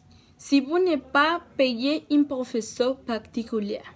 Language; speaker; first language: French; non-native, learner; Spanish